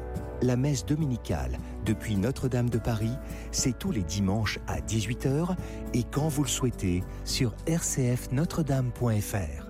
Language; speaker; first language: French; native; French